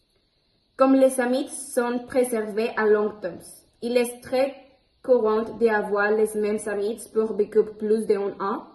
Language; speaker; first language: French; non-native, learner; Spanish